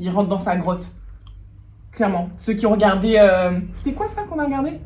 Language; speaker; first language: French; native; French